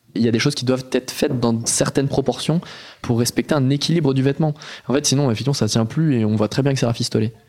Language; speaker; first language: French; native; French